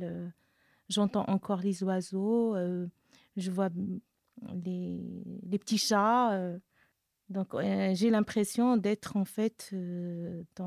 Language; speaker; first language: French; non-native, local second language; Arabic